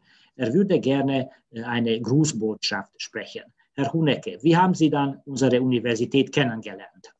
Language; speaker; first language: German; non-native, fluent; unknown